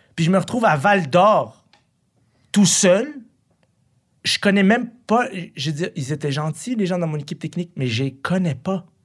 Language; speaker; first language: French; early bilingual, other home language; Arabic